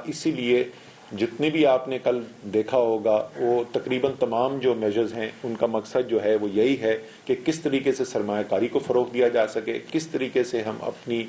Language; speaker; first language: Urdu; native; Urdu